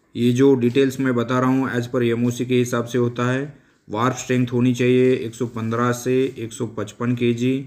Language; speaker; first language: Hindi; non-native, local second language; Marathi